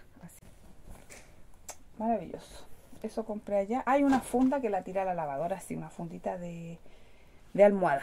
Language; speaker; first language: Spanish; native; Spanish